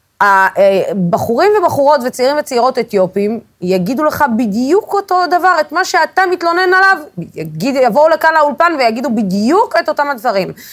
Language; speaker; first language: Hebrew; non-native, local second language; Arabic